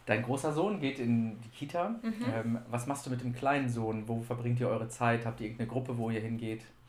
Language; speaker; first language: German; native; German